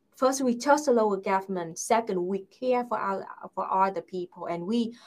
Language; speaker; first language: English; non-native, fluent; Vietnamese